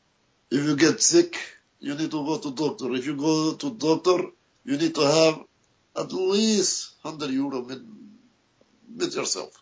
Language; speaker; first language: English; non-native, learner; Albanian